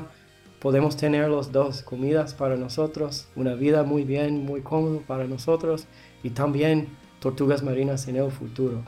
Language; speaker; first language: Spanish; non-native, learner; English